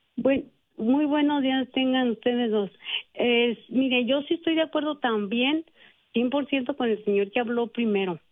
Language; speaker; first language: Spanish; native; Spanish